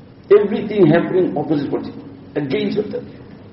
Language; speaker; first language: English; native; English